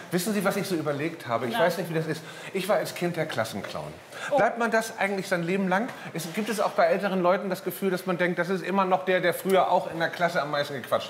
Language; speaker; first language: German; native; German